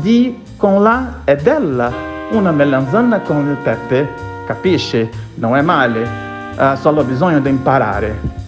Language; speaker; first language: Italian; non-native, learner; Portuguese